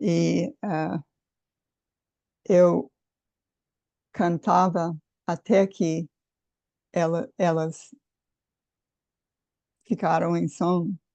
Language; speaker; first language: Portuguese; non-native, fluent; English